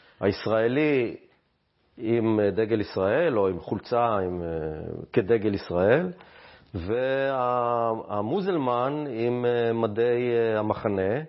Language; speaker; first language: Hebrew; native; Hebrew